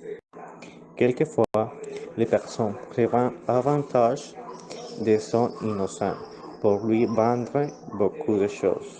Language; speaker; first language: French; non-native, learner; Spanish